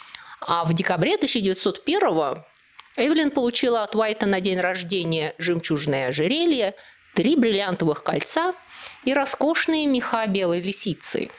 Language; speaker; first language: Russian; native; Russian